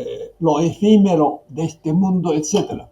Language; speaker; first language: Spanish; non-native, fluent; Japanese